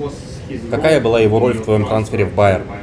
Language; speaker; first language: Russian; native; Russian